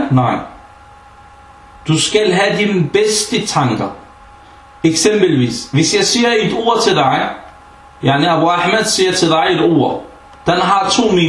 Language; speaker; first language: Danish; early bilingual, other home language; Arabic